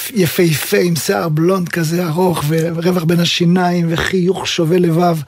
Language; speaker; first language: Hebrew; early bilingual, other home language; Arabic